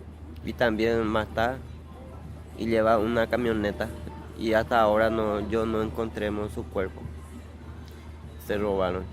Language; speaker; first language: Spanish; non-native, local second language; Guarani